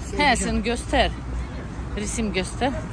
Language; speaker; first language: Turkish; non-native, learner; Russian